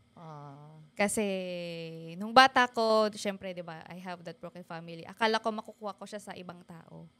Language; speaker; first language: Filipino; native; Filipino